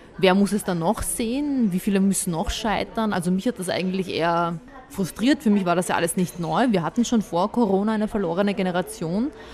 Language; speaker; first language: German; early bilingual, other home language; Bosnian